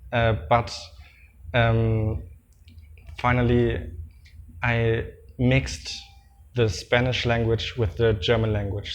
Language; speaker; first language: English; non-native, fluent; German